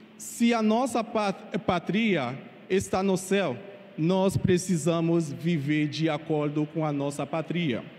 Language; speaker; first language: Portuguese; non-native, fluent; Haitian Creole